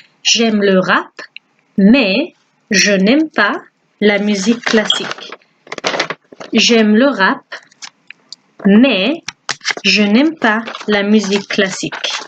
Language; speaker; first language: French; non-native, fluent; English